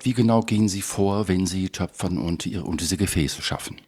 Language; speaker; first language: German; native; German